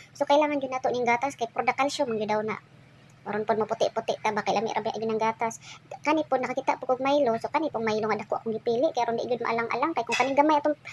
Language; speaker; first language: Cebuano; non-native, local second language; Hiligaynon